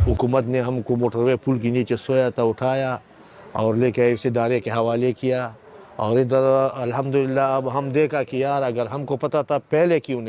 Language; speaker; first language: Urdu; non-native, fluent; Pashto